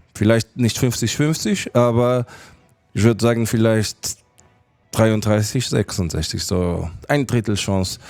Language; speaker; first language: German; non-native, fluent; Portuguese